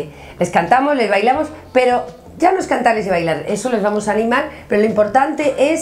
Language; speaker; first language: Spanish; native; Spanish